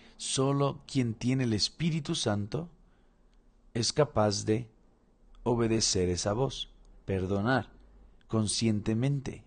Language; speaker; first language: Spanish; non-native, fluent; Portuguese